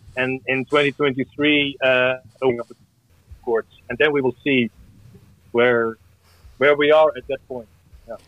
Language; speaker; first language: English; non-native, fluent; Dutch